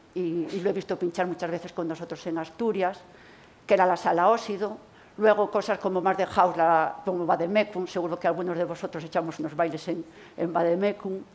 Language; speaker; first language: Spanish; native; Spanish